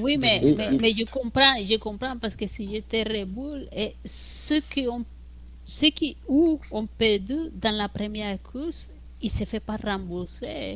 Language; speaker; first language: French; non-native, fluent; Spanish